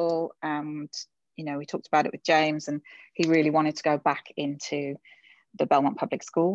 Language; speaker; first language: English; native; English